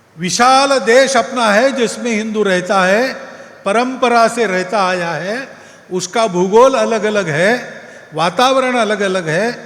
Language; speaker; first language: Hindi; non-native, local second language; Marathi